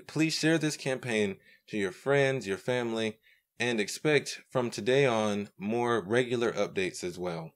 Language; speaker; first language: English; native; English